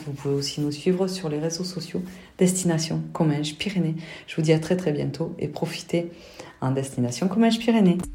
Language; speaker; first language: French; native; French